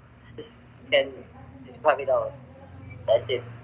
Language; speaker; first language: English; non-native, learner; Indonesian